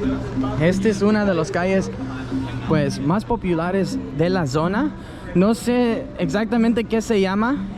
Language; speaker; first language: Spanish; non-native, fluent; English